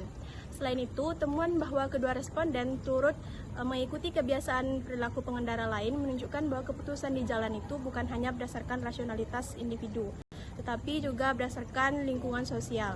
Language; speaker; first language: Indonesian; native; Indonesian